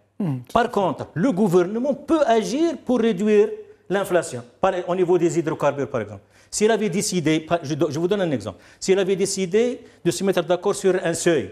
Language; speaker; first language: French; non-native, local second language; Arabic